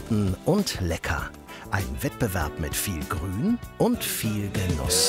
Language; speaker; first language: German; native; German